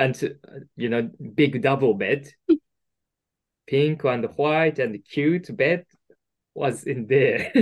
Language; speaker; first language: English; non-native, learner; Japanese